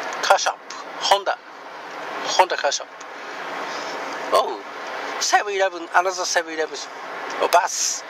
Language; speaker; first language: English; non-native, learner; Japanese